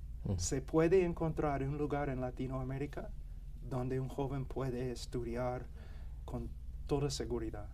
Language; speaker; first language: Spanish; non-native, fluent; English